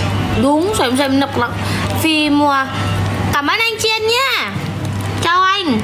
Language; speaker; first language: Vietnamese; non-native, learner; Javanese